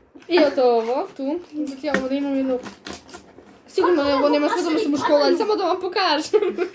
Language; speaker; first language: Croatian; early bilingual, heritage; Croatian